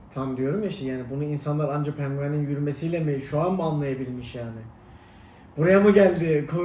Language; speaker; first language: Turkish; native; Turkish